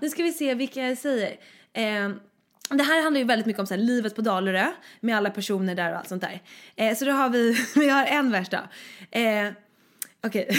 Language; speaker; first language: Swedish; native; Swedish